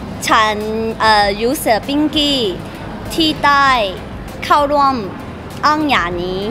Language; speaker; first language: Thai; non-native, learner; Chinese